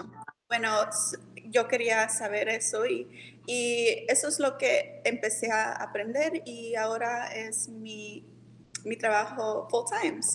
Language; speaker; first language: Spanish; early bilingual, heritage; Spanish